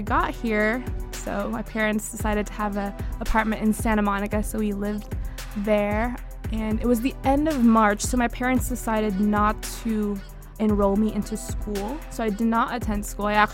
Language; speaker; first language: English; early bilingual, other home language; Hiligaynon